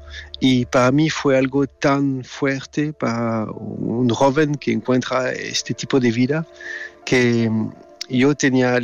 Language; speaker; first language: Spanish; non-native, learner; French